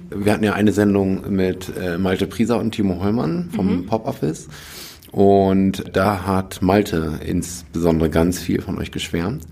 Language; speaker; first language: German; native; German